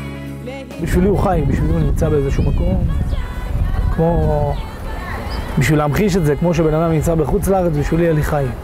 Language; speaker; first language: Hebrew; native; Hebrew